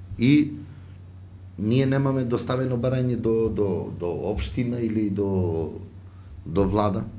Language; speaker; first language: Macedonian; native; Macedonian